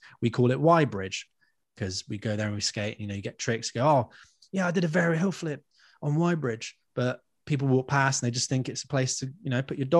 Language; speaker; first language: English; native; English